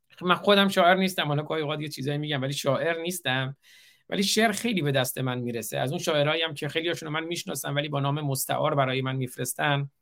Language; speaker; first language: Persian; native; Persian